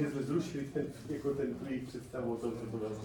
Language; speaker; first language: Czech; non-native, fluent; Spanish